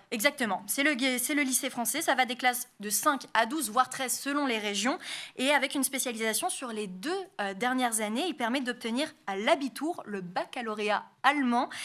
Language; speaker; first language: French; native; French